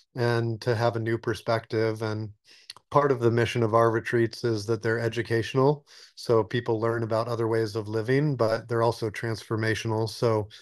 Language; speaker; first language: English; native; English